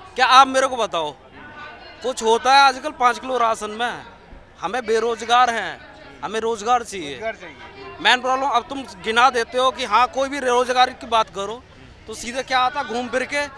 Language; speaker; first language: Hindi; native; Hindi